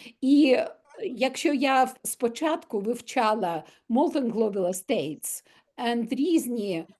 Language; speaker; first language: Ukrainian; non-native, local second language; Russian